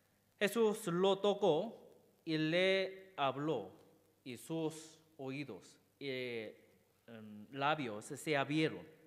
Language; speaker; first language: Spanish; non-native, learner; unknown